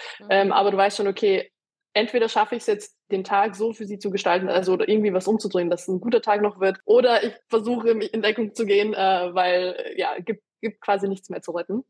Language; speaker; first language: German; early bilingual, other home language; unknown